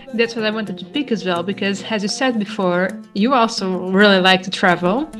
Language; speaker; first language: English; non-native, fluent; Portuguese